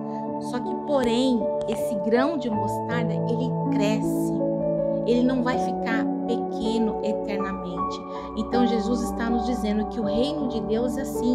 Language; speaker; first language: Portuguese; native; Portuguese